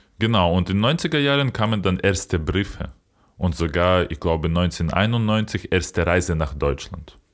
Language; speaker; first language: German; non-native, fluent; Ukrainian